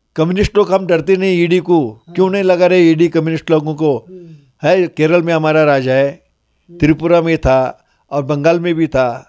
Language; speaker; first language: Hindi; non-native, local second language; Marathi